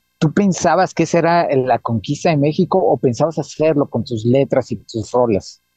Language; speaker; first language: Spanish; native; Spanish